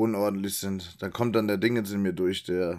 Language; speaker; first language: German; native; German